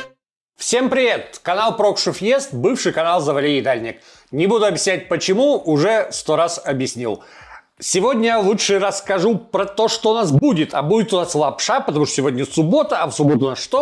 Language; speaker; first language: Russian; native; Russian